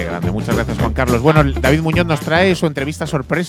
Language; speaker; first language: Spanish; native; Spanish